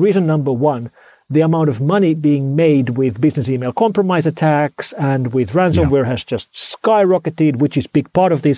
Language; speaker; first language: English; non-native, fluent; Finnish